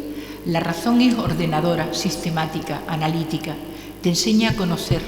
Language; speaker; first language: Spanish; native; Spanish